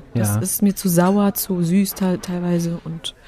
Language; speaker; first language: German; early bilingual, other home language; Polish